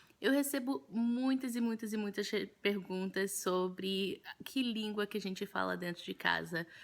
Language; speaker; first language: Portuguese; early bilingual, heritage; Portuguese